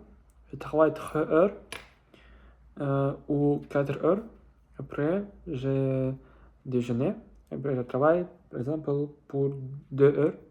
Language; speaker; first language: French; non-native, learner; Russian